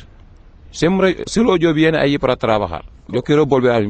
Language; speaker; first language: Spanish; non-native, learner; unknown